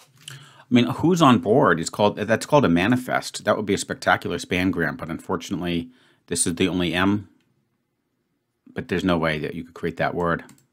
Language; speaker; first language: English; native; English